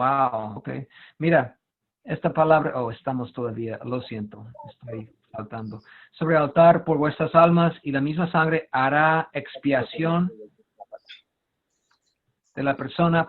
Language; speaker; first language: Spanish; non-native, fluent; English